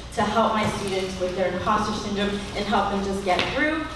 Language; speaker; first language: English; native; English